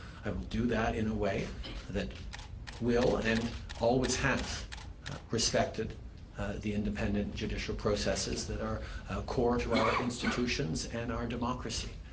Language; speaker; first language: English; early bilingual, other home language; French